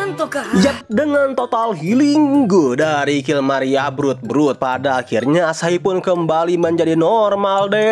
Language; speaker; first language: Indonesian; native; Indonesian